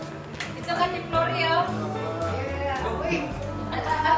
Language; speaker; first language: Filipino; non-native, local second language; Cebuano